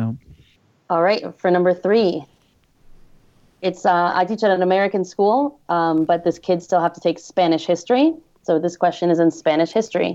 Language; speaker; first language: English; native; English